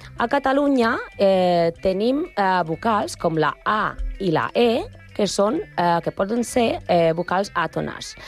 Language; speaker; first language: Catalan; non-native, learner; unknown